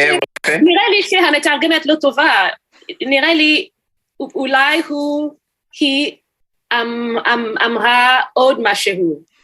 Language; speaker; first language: Hebrew; non-native, learner; English